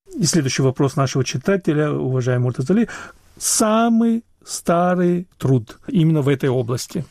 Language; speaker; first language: Russian; non-native, local second language; Chechen